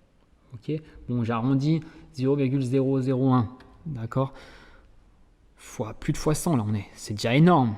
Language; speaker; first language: French; native; French